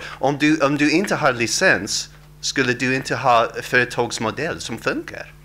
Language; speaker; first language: Swedish; non-native, learner; English